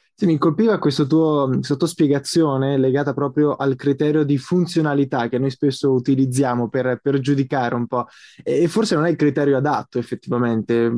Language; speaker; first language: Italian; native; Italian